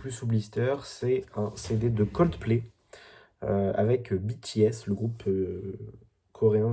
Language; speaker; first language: French; native; French